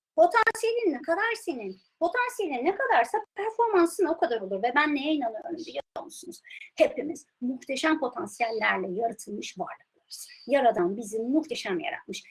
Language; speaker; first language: Turkish; early bilingual, heritage; Turkish